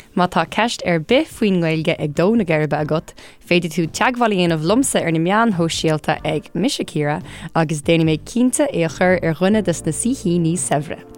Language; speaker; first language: Irish; non-native, local second language; English